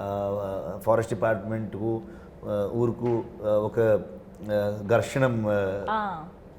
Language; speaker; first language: Telugu; non-native, learner; Kannada